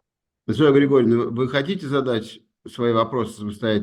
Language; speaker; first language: Russian; native; Russian